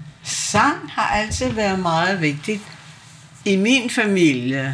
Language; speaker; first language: Danish; non-native, local second language; Kalaallisut